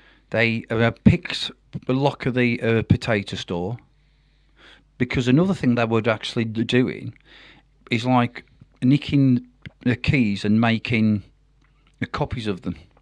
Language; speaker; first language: English; native; English